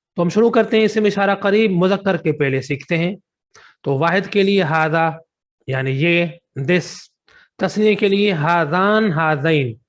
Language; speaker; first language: Urdu; non-native, local second language; Sindhi